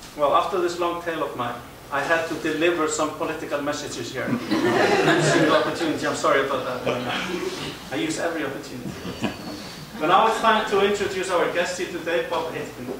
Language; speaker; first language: English; non-native, fluent; Icelandic